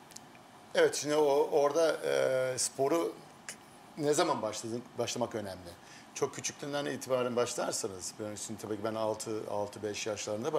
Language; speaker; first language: Turkish; early bilingual, heritage; Turkish